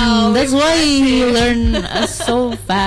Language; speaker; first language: English; non-native, learner; Indonesian